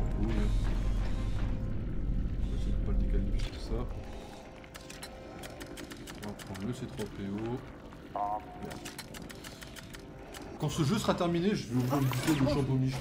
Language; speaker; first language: French; native; French